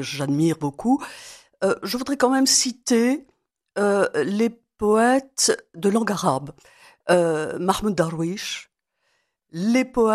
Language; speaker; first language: French; native; French